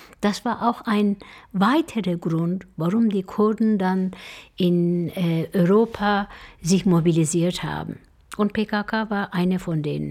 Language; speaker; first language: German; non-native, fluent; Turkish